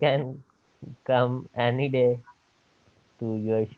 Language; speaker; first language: English; non-native, learner; Urdu